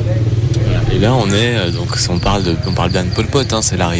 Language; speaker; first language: French; native; French